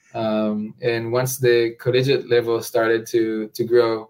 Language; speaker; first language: English; non-native, fluent; Hebrew